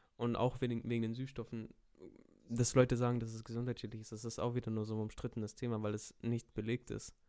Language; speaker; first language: German; early bilingual, other home language; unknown